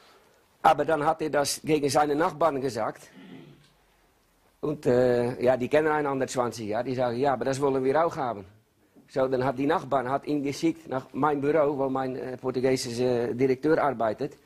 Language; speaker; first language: German; non-native, learner; Dutch